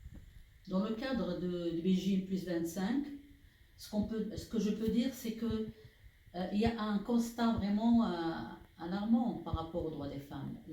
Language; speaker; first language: French; non-native, local second language; Arabic